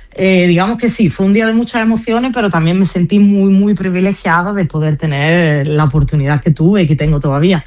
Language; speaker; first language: Spanish; native; Spanish